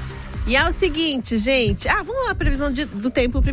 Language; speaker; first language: Portuguese; native; Portuguese